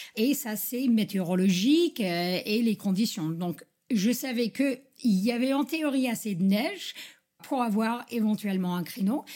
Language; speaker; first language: French; non-native, fluent; English